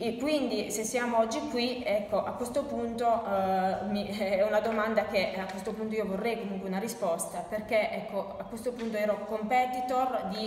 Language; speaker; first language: Italian; native; Italian